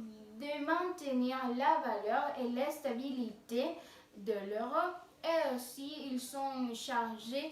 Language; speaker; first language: French; non-native, fluent; Spanish